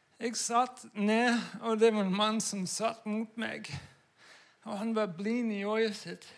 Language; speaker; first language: Norwegian; non-native, fluent; English